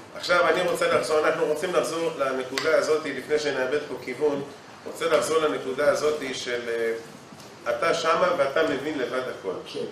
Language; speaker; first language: Hebrew; native; Hebrew